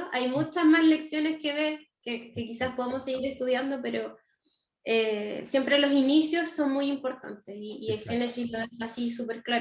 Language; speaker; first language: Spanish; native; Spanish